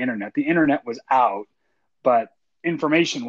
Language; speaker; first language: English; native; English